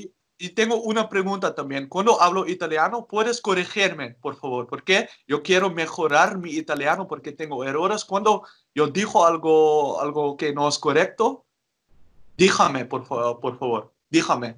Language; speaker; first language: Spanish; non-native, learner; Dutch